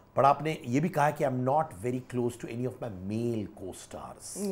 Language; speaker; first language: Hindi; native; Hindi